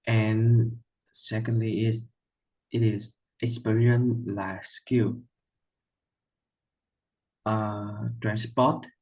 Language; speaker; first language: English; non-native, learner; Vietnamese